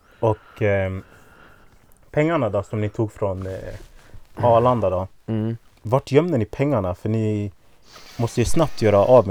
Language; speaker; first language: Swedish; native; Swedish